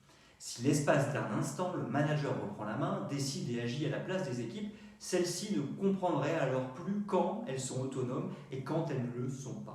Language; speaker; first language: French; native; French